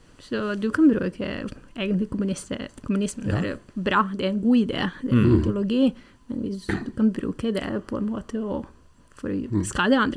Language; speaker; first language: Norwegian; non-native, fluent; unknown